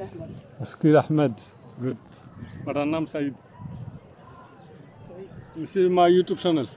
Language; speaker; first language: English; non-native, learner; French